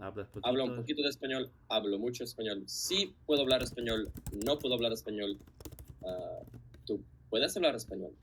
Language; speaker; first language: Spanish; non-native, fluent; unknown